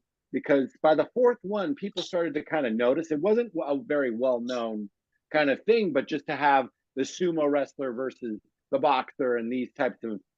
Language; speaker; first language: English; native; English